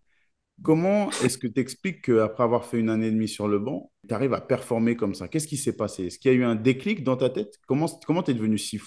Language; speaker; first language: French; native; French